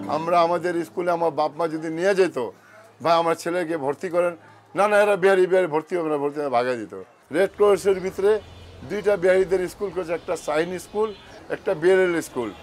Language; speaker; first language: Bangla; non-native, local second language; Urdu